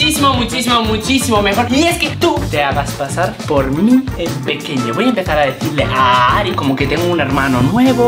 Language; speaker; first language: Spanish; native; Spanish